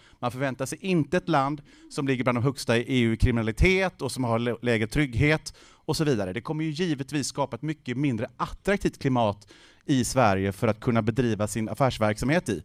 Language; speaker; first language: Swedish; native; Swedish